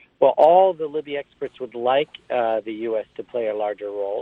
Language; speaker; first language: English; native; English